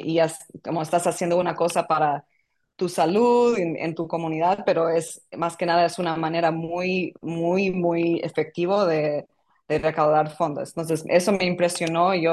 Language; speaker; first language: Spanish; non-native, fluent; English